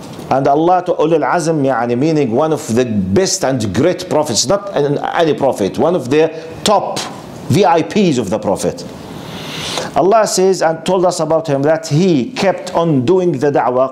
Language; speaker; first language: English; non-native, fluent; Arabic